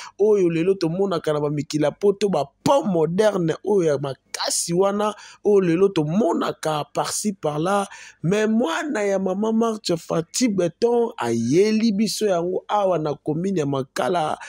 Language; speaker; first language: Lingala; native; Lingala